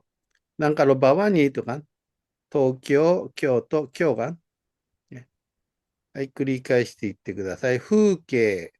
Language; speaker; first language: Japanese; non-native, fluent; Indonesian